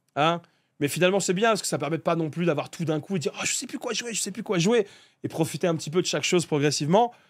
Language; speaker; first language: French; native; French